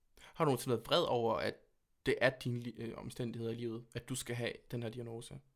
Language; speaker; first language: Danish; native; Danish